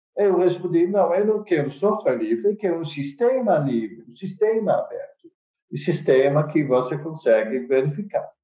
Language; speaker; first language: Portuguese; non-native, fluent; Dutch